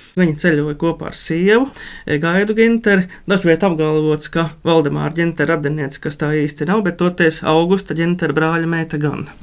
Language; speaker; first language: Latvian; native; Latvian